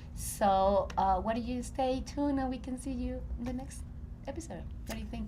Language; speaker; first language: English; non-native, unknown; Spanish